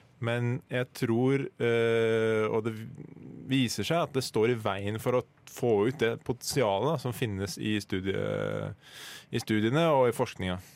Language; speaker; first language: Norwegian; native; Norwegian